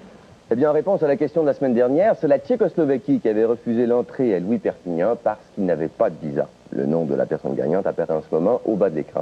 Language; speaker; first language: French; native; French